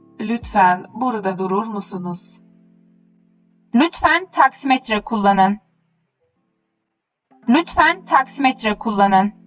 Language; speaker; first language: Turkish; non-native, fluent; Uzbek